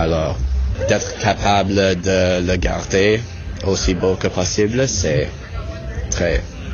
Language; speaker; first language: French; non-native, local second language; English